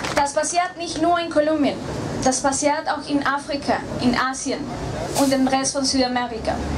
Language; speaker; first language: German; non-native, fluent; Spanish